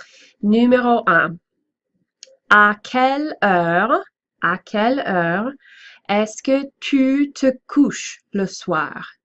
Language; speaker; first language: French; non-native, fluent; English